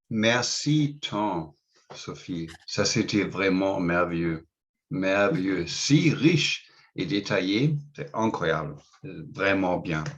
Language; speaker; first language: French; non-native, fluent; English